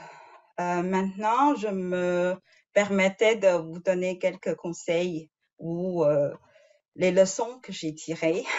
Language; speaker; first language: French; non-native, fluent; Chinese